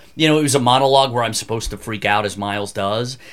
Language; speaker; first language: English; native; English